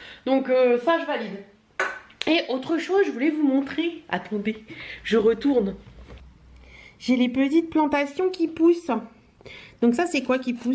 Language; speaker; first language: French; native; French